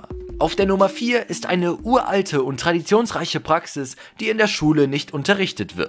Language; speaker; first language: German; native; German